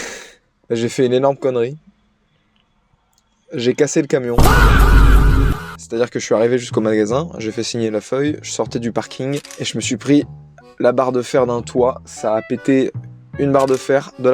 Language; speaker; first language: French; native; French